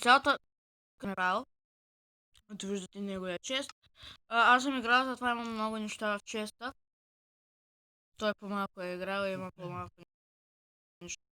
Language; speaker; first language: Bulgarian; native; Bulgarian